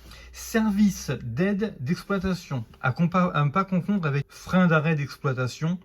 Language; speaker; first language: French; native; French